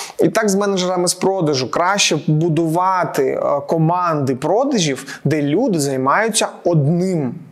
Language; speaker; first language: Ukrainian; non-native, local second language; Russian